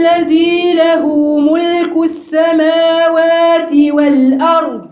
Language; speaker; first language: Arabic; native; Arabic